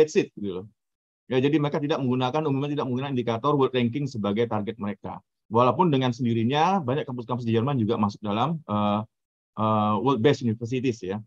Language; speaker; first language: Indonesian; native; Indonesian